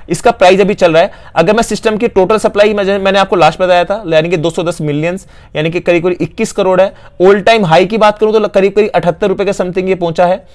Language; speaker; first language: Hindi; native; Hindi